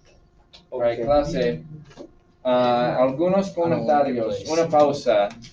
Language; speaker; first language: Spanish; non-native, fluent; English